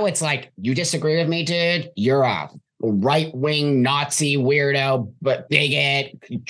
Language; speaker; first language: English; native; English